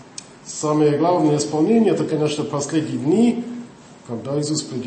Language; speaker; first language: Russian; non-native, learner; English